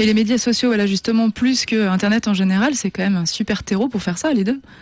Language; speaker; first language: French; native; French